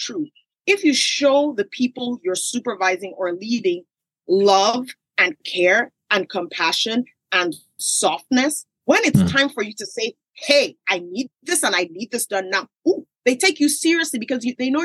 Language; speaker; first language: English; non-native, local second language; Yoruba